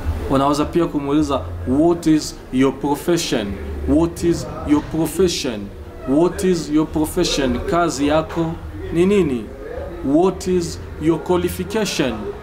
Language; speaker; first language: English; non-native, fluent; Rundi